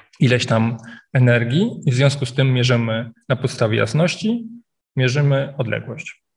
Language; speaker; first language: Polish; native; Polish